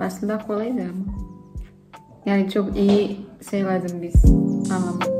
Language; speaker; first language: Turkish; non-native, learner; Indonesian